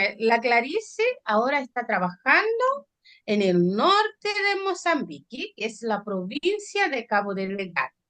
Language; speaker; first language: Spanish; non-native, fluent; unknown